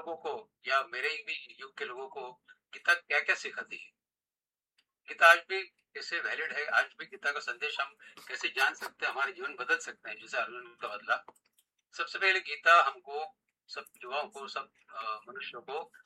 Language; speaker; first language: Hindi; native; Hindi